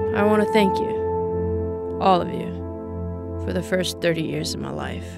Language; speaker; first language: English; native; English